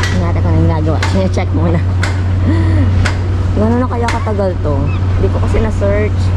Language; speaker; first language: Filipino; native; Filipino